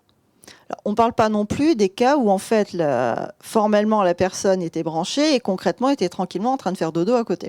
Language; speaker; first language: French; native; French